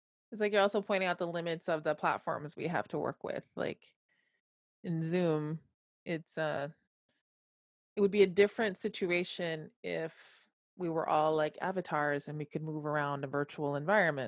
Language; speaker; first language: English; native; English